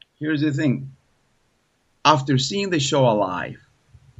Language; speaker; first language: English; non-native, learner; Spanish